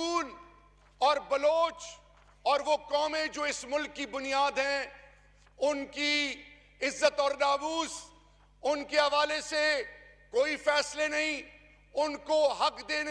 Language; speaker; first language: Urdu; non-native, local second language; Pashto